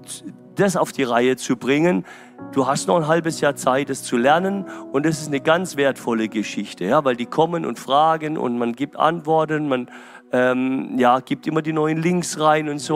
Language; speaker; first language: German; native; German